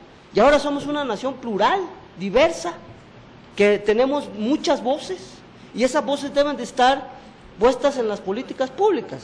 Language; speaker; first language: Spanish; native; Spanish